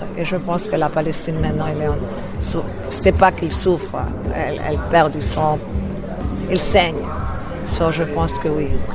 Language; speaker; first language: French; non-native, fluent; Spanish